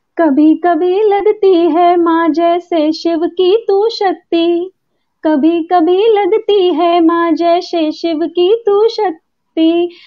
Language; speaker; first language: Hindi; native; Hindi